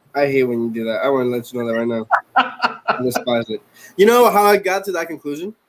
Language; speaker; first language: English; non-native, fluent; Spanish